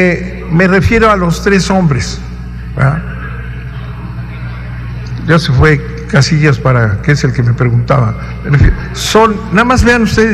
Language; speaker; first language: Spanish; native; Spanish